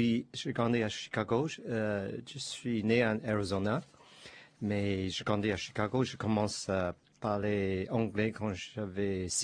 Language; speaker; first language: French; non-native, learner; Chinese